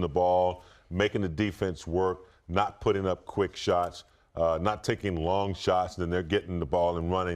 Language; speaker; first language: English; native; English